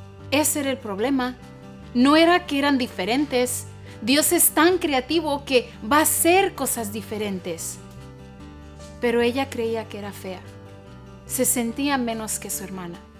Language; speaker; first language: Spanish; early bilingual, heritage; Spanish